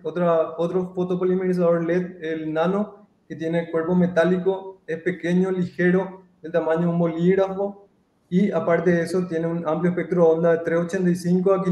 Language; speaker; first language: Spanish; native; Spanish